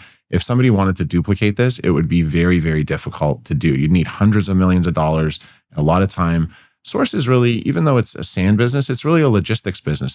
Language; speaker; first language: English; native; English